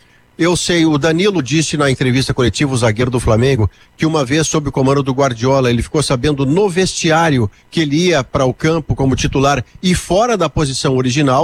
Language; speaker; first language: Portuguese; native; Portuguese